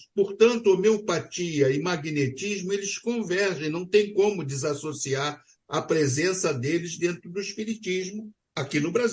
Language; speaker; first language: Portuguese; native; Portuguese